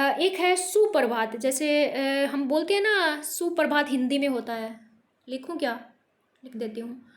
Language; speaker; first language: Hindi; native; Hindi